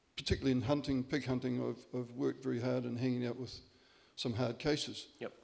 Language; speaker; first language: English; native; English